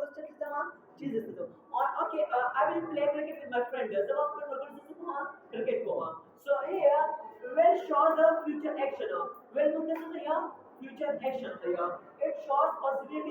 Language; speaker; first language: English; non-native, fluent; Hindi